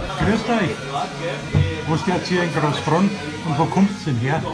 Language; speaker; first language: German; native; German